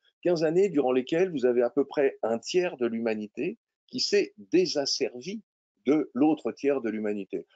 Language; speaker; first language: French; native; French